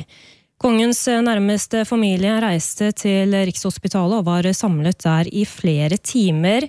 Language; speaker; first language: Norwegian; native; Norwegian